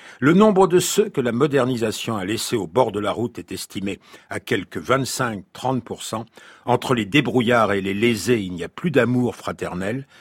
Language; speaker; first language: French; native; French